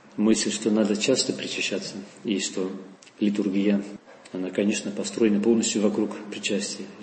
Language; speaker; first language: Russian; non-native, fluent; Dutch